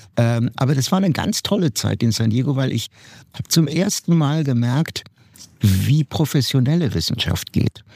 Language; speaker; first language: German; non-native, fluent; Turkish